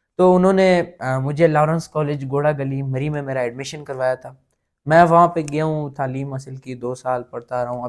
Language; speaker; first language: Urdu; non-native, local second language; Pashto